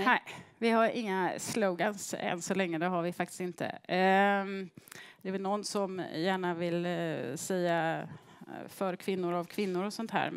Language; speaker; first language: Swedish; native; Swedish